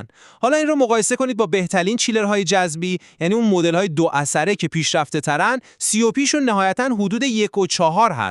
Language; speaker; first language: Persian; native; Persian